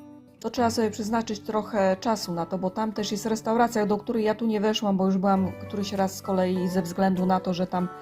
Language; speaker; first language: Polish; native; Polish